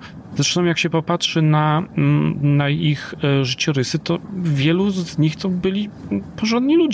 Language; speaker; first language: Polish; native; Polish